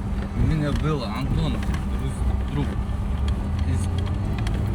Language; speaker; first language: Russian; non-native, local second language; Kazakh